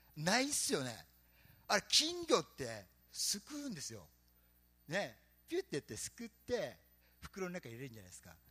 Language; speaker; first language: Japanese; native; Japanese